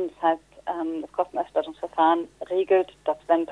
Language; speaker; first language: German; native; German